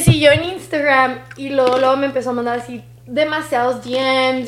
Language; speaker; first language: Spanish; native; Spanish